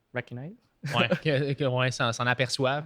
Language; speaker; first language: French; native; French